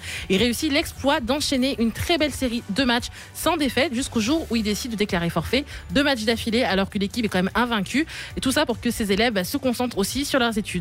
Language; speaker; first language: French; native; French